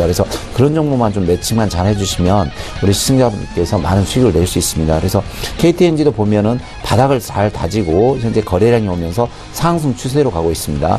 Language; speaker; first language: Korean; native; Korean